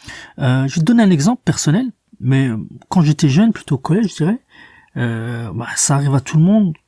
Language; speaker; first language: French; native; French